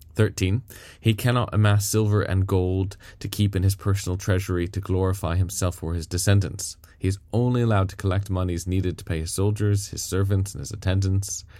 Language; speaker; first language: English; native; English